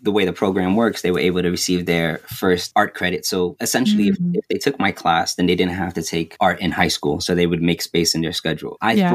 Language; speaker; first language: English; native; English